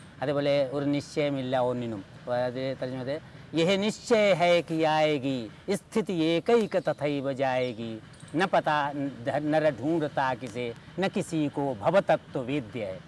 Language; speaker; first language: Malayalam; non-native, local second language; Hindi